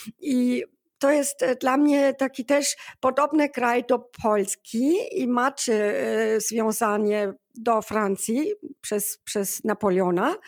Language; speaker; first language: Polish; non-native, learner; German